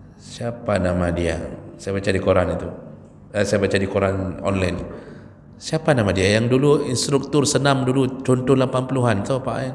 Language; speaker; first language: Malay; native; Malay